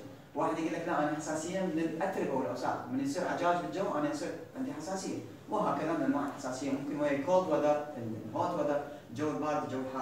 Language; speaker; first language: Arabic; native; Arabic